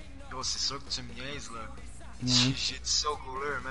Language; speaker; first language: French; native; French